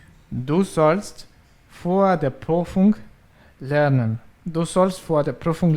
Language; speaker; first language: German; non-native, fluent; Spanish